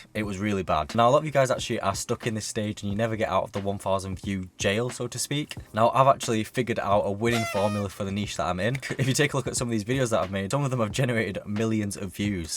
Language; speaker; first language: English; native; English